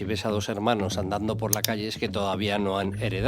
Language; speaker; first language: Spanish; native; Spanish